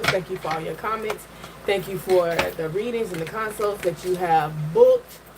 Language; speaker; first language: English; native; English